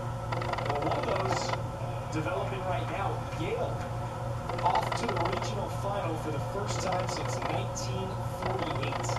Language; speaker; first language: English; native; English